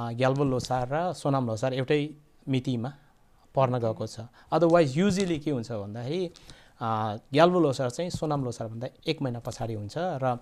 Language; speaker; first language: Nepali; non-native, local second language; Eastern Tamang